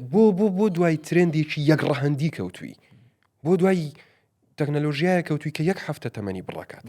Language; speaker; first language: Central Kurdish; native; Central Kurdish